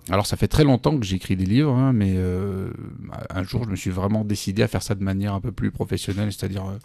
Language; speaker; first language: French; native; French